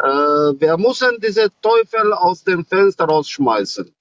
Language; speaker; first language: German; non-native, learner; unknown